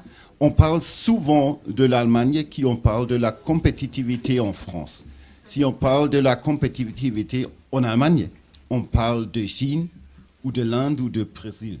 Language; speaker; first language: French; non-native, learner; German